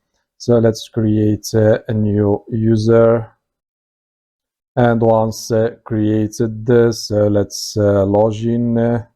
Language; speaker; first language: English; non-native, fluent; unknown